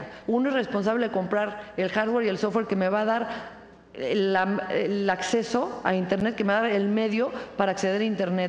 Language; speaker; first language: Spanish; native; Spanish